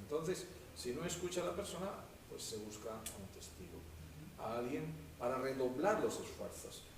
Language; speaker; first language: Spanish; native; Spanish